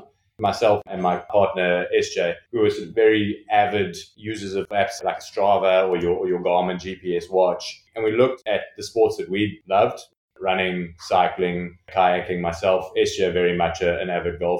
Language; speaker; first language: English; native; English